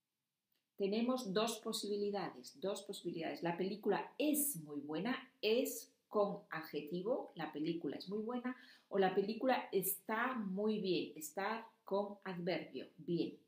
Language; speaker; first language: Spanish; non-native, fluent; German